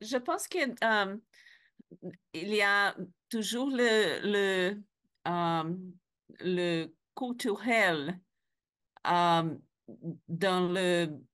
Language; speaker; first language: French; non-native, learner; Portuguese